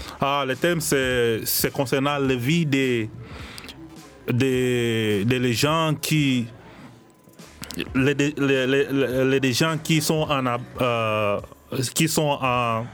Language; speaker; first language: French; non-native, learner; Swahili